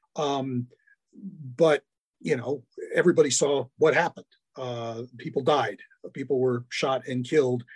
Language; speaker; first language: English; native; English